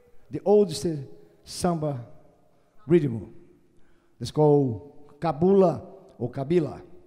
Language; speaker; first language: English; non-native, learner; Portuguese